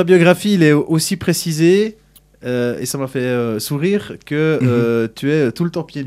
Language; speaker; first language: French; native; French